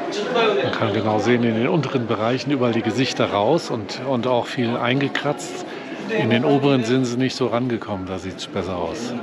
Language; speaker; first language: German; native; German